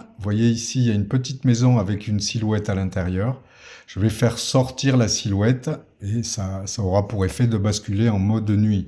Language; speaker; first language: French; native; French